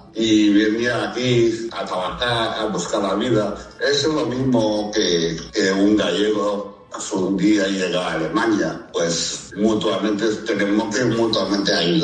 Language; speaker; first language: Spanish; non-native, fluent; Chinese